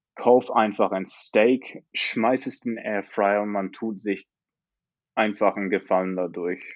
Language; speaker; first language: German; non-native, fluent; English